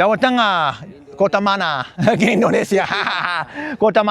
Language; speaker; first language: Indonesian; non-native, learner; English